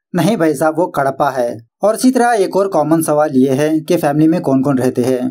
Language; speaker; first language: Hindi; non-native, local second language; Urdu